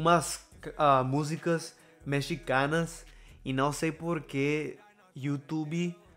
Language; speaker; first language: Portuguese; non-native, learner; Spanish